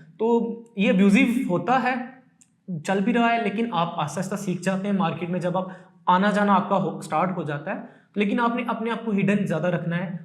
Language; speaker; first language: Urdu; non-native, local second language; Punjabi